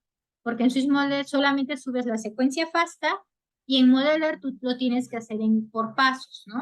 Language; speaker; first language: Spanish; native; Spanish